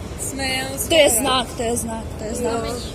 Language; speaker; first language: Czech; non-native, learner; Ukrainian